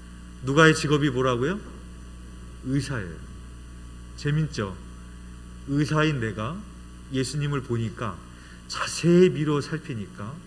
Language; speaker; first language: Korean; native; Korean